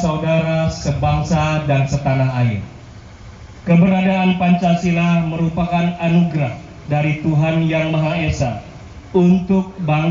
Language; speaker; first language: Indonesian; native; Indonesian